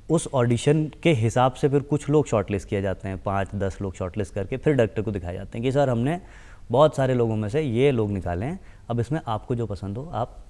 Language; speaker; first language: Hindi; native; Hindi